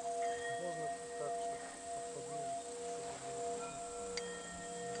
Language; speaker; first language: Russian; native; Russian